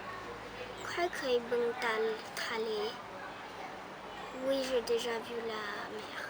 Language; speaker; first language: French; early bilingual, heritage; French